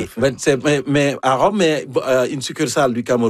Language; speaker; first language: French; native; French